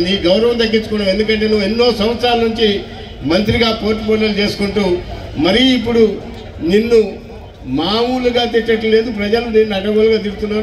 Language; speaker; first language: Telugu; native; Telugu